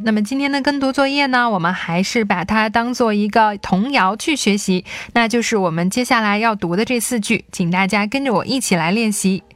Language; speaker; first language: Chinese; native; Chinese